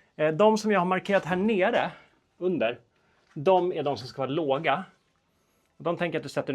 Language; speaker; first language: Swedish; native; Swedish